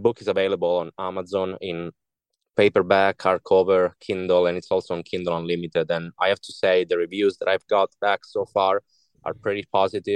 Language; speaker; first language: English; non-native, fluent; Italian